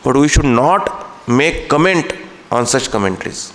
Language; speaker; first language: Hindi; non-native, local second language; Marathi